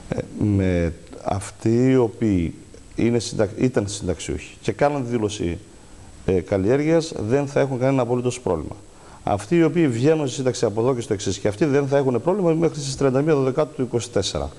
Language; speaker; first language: Greek; native; Greek